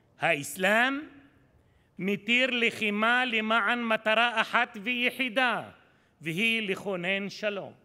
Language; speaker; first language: Hebrew; non-native, local second language; Arabic